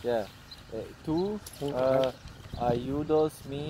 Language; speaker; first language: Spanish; non-native, learner; English